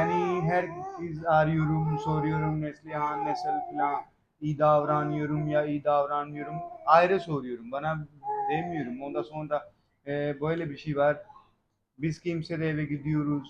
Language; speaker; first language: Turkish; non-native, learner; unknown